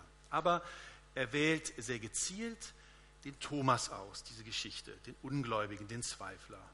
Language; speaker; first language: German; native; German